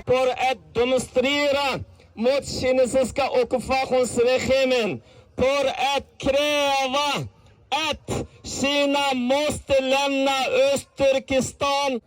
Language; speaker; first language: Swedish; non-native, learner; Uyghur